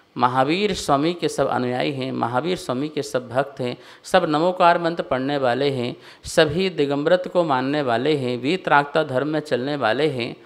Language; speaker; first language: Hindi; native; Hindi